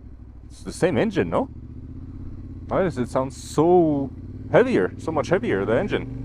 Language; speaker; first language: English; non-native, fluent; Norwegian